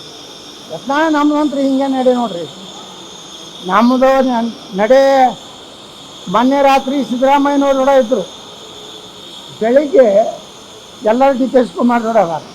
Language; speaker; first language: Kannada; native; Kannada